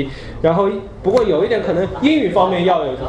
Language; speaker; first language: Chinese; native; Chinese